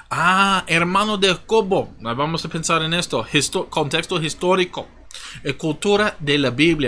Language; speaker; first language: Spanish; non-native, fluent; English